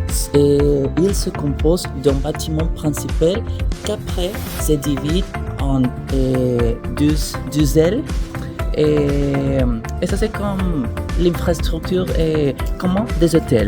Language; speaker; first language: French; non-native, learner; Spanish